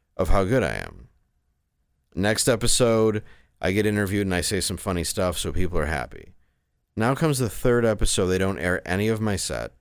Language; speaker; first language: English; native; English